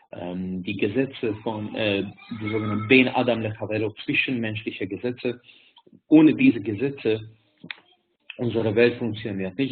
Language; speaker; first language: German; non-native, fluent; Hungarian